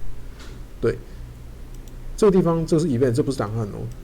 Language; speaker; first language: Chinese; native; Chinese